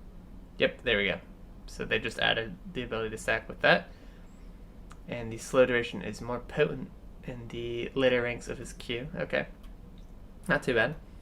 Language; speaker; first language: English; native; English